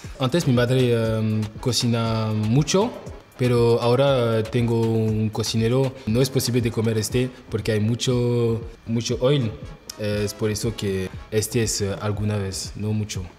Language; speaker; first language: Spanish; non-native, learner; French